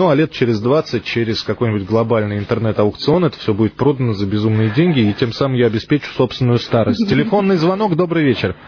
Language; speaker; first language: Russian; native; Russian